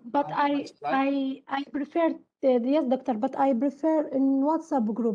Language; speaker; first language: English; non-native, local second language; Malay